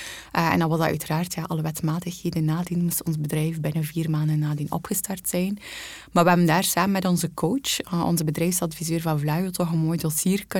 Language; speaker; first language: Dutch; native; Dutch